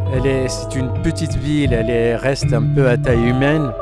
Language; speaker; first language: French; non-native, local second language; Arabic